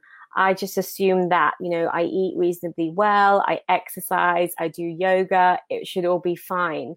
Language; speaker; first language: English; native; English